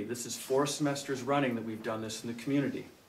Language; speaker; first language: English; native; English